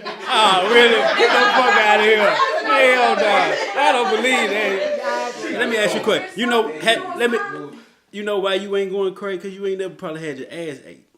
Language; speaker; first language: English; native; English